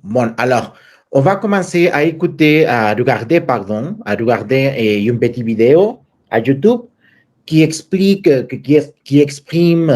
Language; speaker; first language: French; non-native, fluent; Spanish